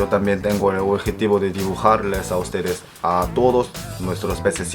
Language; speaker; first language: Spanish; non-native, fluent; Korean